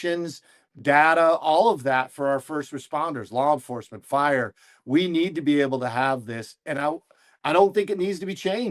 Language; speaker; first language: English; native; English